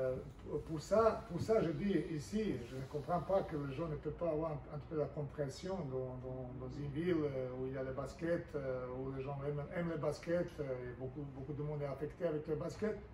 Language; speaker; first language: French; non-native, fluent; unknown